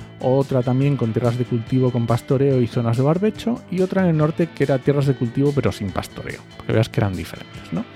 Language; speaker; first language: Spanish; native; Spanish